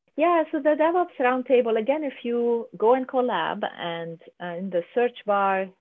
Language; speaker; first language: English; non-native, fluent; Arabic